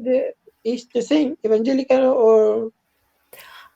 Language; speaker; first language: English; non-native, learner; Spanish